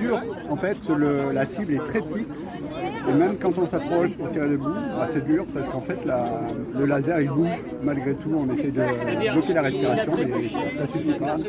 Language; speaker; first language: French; native; French